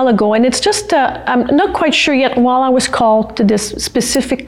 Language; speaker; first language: English; non-native, fluent; French